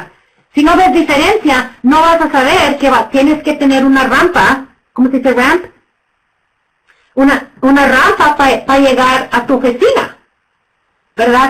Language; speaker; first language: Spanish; non-native, fluent; English